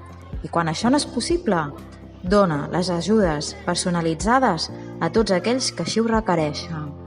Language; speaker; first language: Catalan; native; Catalan